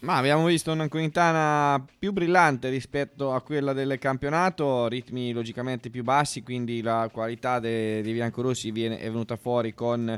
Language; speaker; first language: Italian; native; Italian